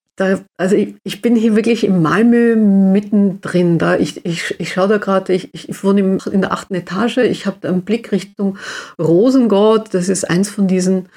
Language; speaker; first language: German; native; German